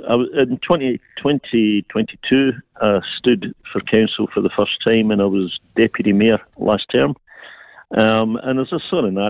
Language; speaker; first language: English; native; English